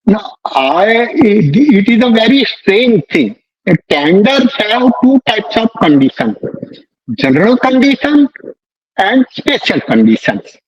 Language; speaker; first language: English; non-native, local second language; Hindi